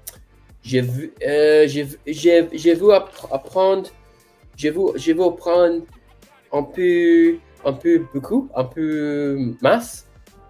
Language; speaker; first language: French; non-native, learner; English